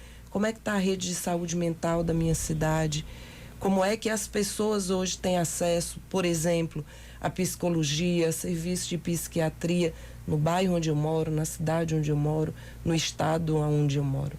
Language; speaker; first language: Portuguese; native; Portuguese